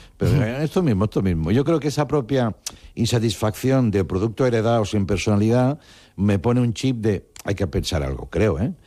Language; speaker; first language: Spanish; non-native, local second language; Catalan